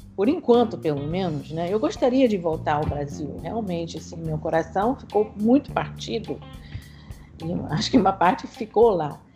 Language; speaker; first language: Portuguese; non-native, fluent; English